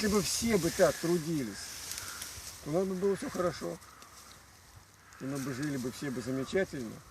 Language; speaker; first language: Russian; native; Russian